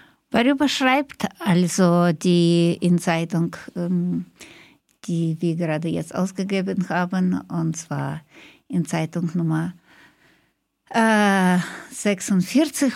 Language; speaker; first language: German; non-native, fluent; Russian